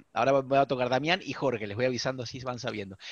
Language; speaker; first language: Spanish; native; Spanish